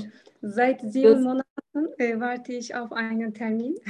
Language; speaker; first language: German; non-native, learner; Turkish